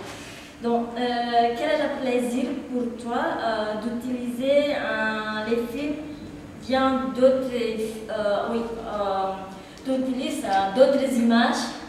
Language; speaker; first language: French; non-native, fluent; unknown